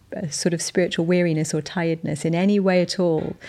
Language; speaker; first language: English; native; English